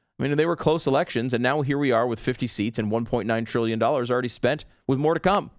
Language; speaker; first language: English; native; English